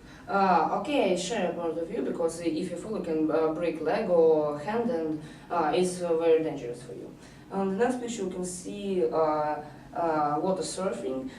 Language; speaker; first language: English; non-native, learner; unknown